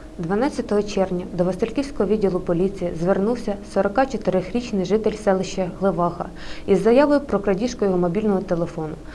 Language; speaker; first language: Ukrainian; native; Ukrainian